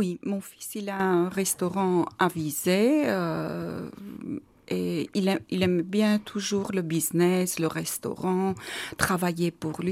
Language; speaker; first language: French; non-native, learner; Armenian